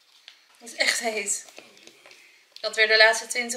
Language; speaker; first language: Dutch; native; Dutch